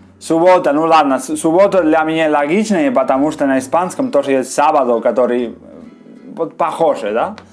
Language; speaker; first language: Russian; non-native, learner; Spanish